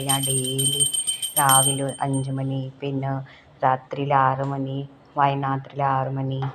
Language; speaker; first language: Malayalam; non-native, learner; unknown